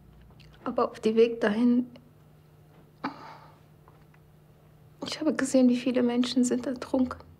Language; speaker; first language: German; non-native, learner; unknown